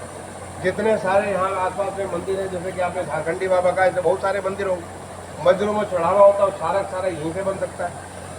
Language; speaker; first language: Hindi; native; Hindi